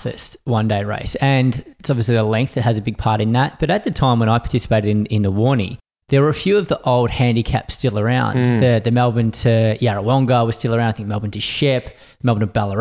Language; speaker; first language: English; native; English